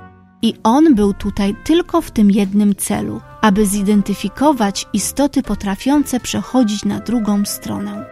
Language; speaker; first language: Polish; native; Polish